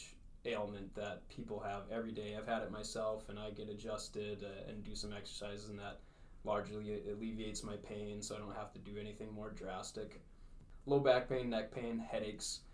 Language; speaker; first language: English; native; English